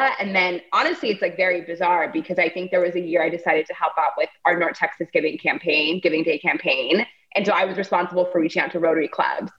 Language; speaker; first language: English; native; English